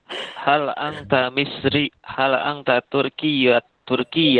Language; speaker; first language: Arabic; non-native, learner; Indonesian